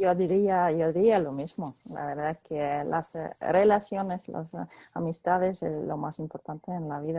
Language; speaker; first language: Spanish; non-native, fluent; Polish